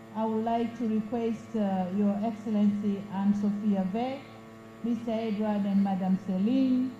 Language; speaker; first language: English; non-native, local second language; Swahili